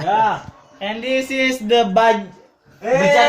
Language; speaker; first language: English; non-native, learner; Indonesian